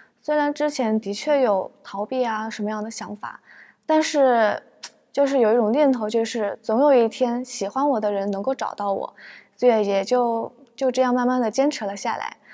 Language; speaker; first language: Chinese; native; Chinese